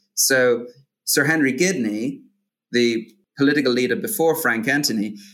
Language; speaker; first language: English; native; English